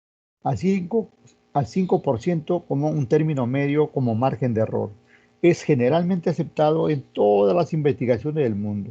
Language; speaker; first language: Spanish; native; Spanish